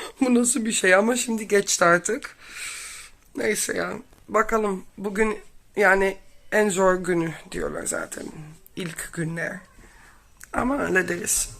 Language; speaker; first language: Turkish; non-native, learner; Dutch